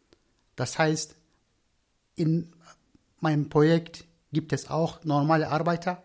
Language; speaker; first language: German; non-native, learner; Turkish